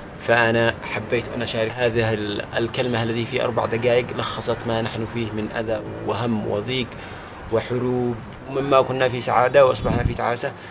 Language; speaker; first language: Arabic; native; Arabic